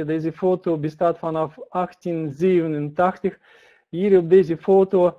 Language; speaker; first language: Dutch; non-native, learner; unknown